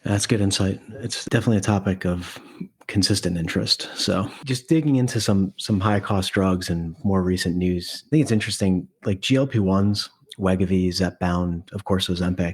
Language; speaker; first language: English; native; English